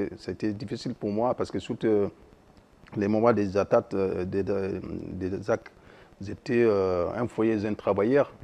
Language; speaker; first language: French; non-native, local second language; Soninke